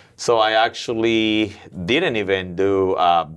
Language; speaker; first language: English; non-native, fluent; Spanish